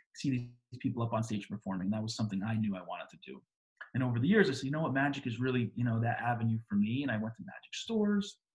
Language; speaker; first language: English; native; English